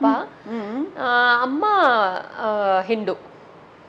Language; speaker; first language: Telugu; non-native, learner; Tamil